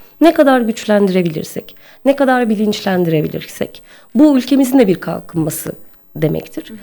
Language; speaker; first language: Turkish; native; Turkish